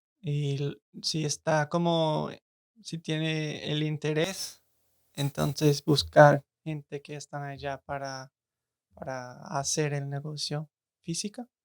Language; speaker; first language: Spanish; non-native, learner; English